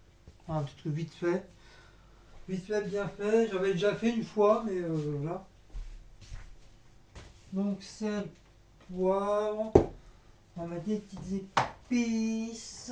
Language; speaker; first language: French; native; French